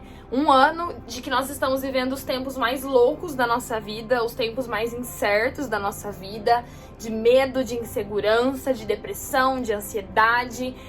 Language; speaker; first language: Portuguese; native; Portuguese